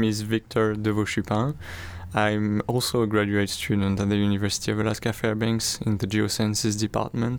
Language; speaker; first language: English; non-native, fluent; French